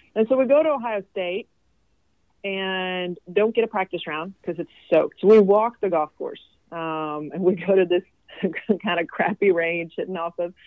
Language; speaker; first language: English; non-native, fluent; Swedish